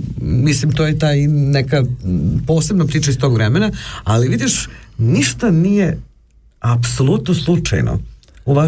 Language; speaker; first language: Serbian; native; Serbian